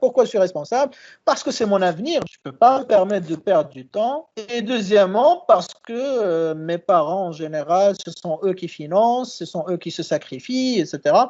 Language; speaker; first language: French; non-native, local second language; Arabic